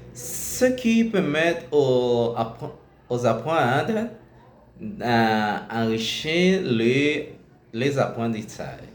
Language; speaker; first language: French; non-native, learner; Spanish